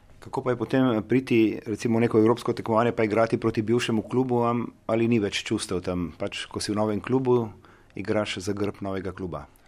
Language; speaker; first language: Slovenian; native; Slovenian